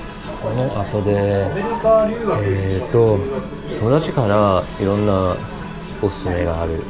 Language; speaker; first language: Japanese; non-native, learner; English